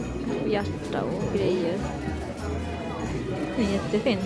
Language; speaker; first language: Swedish; non-native, learner; Japanese